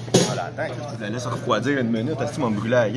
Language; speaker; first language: French; native; French